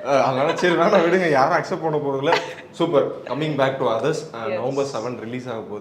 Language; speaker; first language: Tamil; native; Tamil